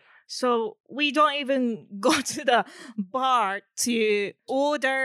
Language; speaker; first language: English; non-native, fluent; Japanese